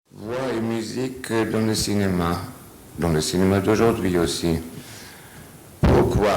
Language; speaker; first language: French; non-native, fluent; German